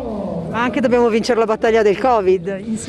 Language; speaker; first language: Italian; native; Italian